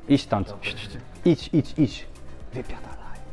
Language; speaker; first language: Polish; non-native, learner; French